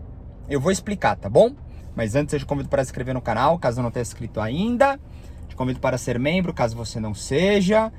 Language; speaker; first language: Portuguese; native; Portuguese